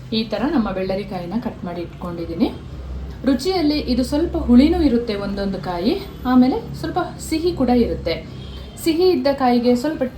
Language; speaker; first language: Kannada; non-native, local second language; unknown